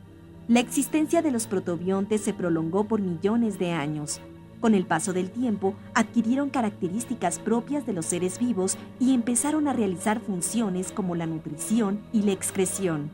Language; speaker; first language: Spanish; native; Spanish